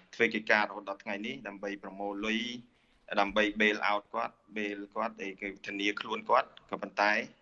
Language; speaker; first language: Khmer; native; Khmer